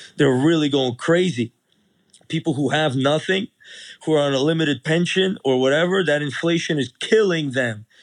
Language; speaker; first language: English; early bilingual, other home language; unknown